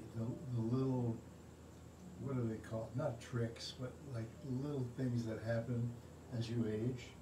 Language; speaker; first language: English; native; English